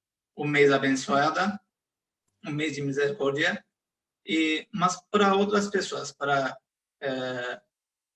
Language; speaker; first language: Portuguese; non-native, fluent; Turkish